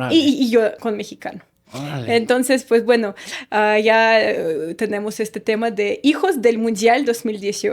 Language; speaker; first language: Spanish; non-native, fluent; Russian